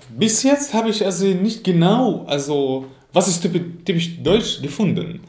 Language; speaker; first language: German; non-native, fluent; Arabic